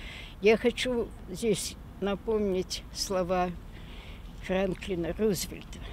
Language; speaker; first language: Russian; native; Russian